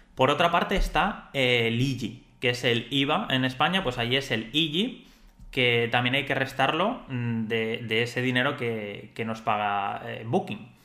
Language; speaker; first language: Spanish; native; Spanish